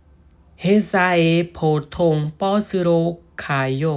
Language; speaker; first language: Korean; non-native, learner; Khmer